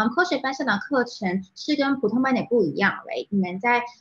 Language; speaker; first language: Chinese; early bilingual, other home language; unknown